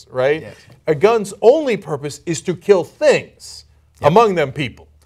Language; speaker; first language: English; non-native, fluent; Turkish